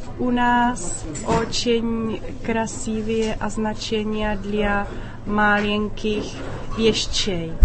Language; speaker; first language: Russian; non-native, fluent; Czech